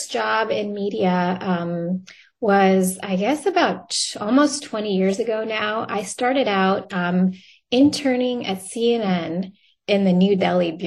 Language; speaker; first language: English; native; English